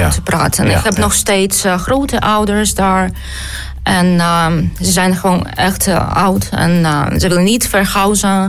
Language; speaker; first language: Dutch; non-native, learner; Ukrainian